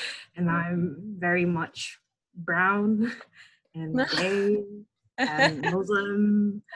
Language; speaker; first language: English; non-native, fluent; Indonesian